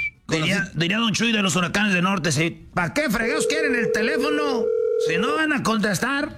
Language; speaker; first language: Spanish; native; Spanish